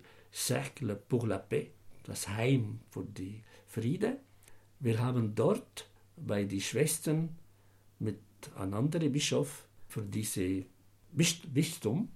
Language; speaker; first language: German; non-native, fluent; Arabic